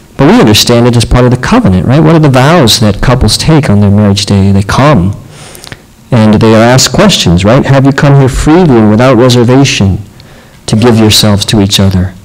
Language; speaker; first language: English; native; English